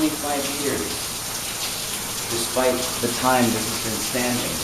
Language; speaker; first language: English; native; English